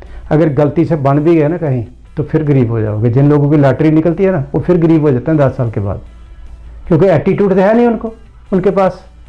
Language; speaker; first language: Hindi; non-native, local second language; Punjabi